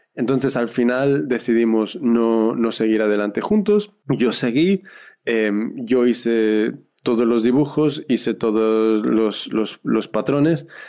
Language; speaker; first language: Spanish; early bilingual, heritage; Spanish